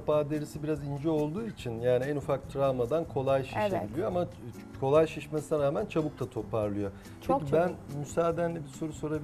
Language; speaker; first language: Turkish; native; Turkish